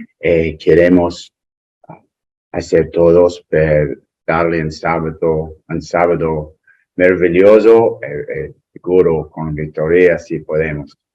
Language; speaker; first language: Spanish; non-native, learner; English